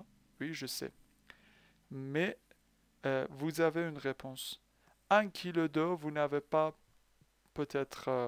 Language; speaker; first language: French; non-native, fluent; Persian